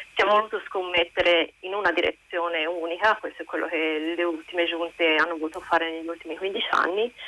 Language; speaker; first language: Italian; native; Italian